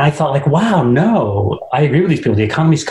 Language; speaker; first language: English; native; English